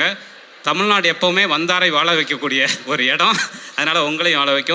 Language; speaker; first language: Tamil; native; Tamil